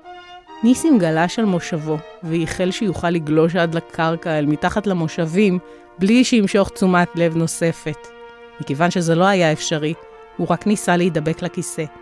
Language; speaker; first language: Hebrew; native; Hebrew